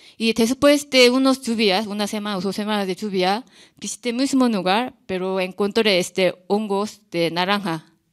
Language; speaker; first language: Spanish; non-native, learner; Korean